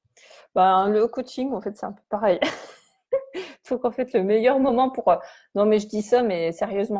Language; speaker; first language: French; native; French